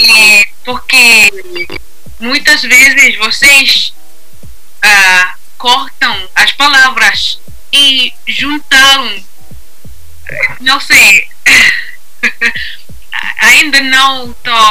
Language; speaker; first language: Portuguese; non-native, learner; English